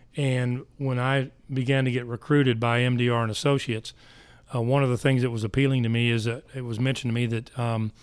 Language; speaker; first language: English; native; English